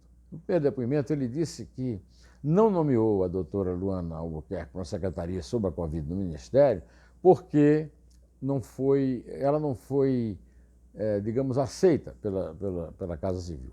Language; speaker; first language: Portuguese; native; Portuguese